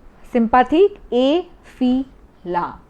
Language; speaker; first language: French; non-native, fluent; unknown